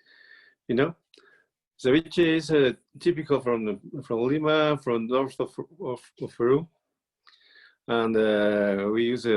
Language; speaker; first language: English; non-native, learner; Spanish